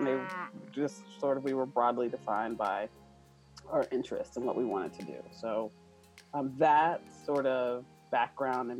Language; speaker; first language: English; native; English